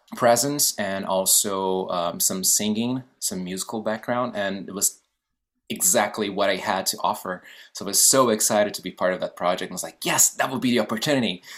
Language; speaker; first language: English; non-native, fluent; Portuguese